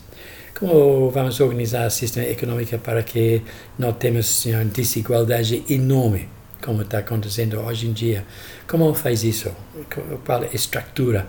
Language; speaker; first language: Portuguese; non-native, fluent; English